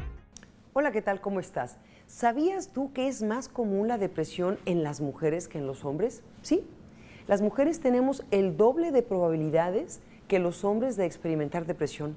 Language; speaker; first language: Spanish; native; Spanish